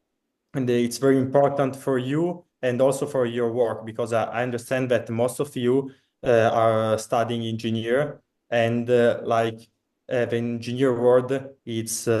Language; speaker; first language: English; non-native, fluent; Italian